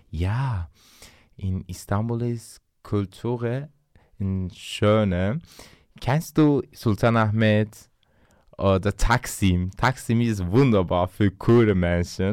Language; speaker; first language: German; non-native, learner; Turkish